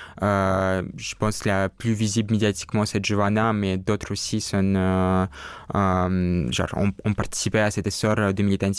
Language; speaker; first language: French; non-native, fluent; Russian